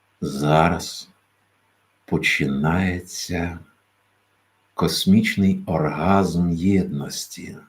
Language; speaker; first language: Ukrainian; native; Ukrainian